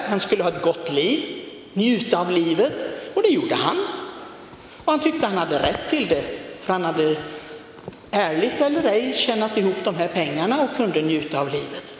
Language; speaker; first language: Swedish; non-native, fluent; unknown